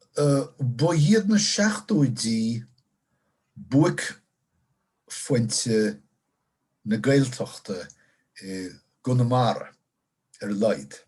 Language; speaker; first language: Irish; non-native, local second language; English